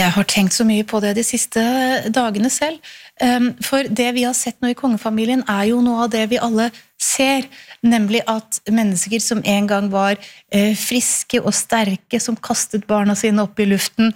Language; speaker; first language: Norwegian; native; Norwegian